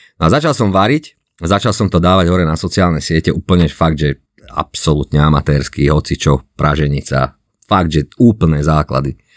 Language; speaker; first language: Slovak; non-native, local second language; Hungarian